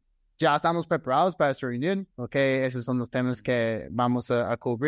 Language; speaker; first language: Spanish; non-native, fluent; English